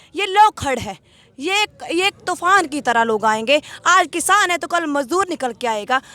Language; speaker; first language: Hindi; non-native, local second language; Punjabi